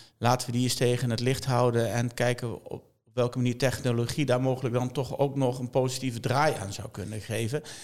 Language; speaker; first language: Dutch; native; Dutch